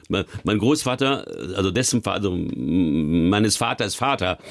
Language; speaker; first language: German; early bilingual, other home language; Hungarian